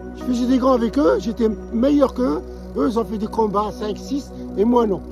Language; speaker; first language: French; non-native, local second language; Arabic